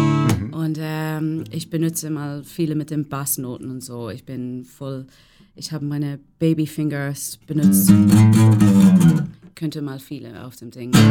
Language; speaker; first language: German; non-native, learner; English